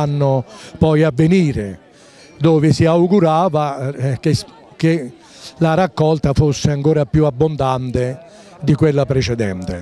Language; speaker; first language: Italian; native; Italian